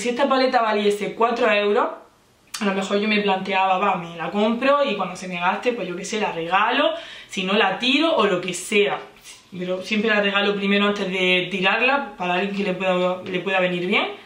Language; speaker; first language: Spanish; native; Spanish